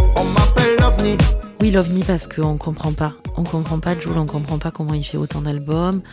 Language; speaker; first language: French; native; French